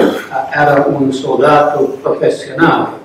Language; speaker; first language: Italian; non-native, learner; English